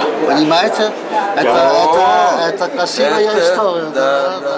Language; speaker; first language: Russian; early bilingual, heritage; Russian